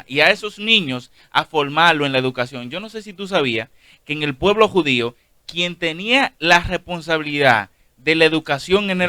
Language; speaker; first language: Spanish; native; Spanish